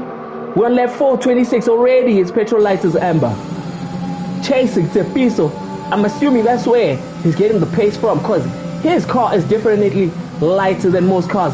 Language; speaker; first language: English; non-native, local second language; Zulu